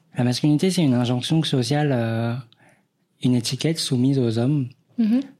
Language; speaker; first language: French; early bilingual, other home language; Vietnamese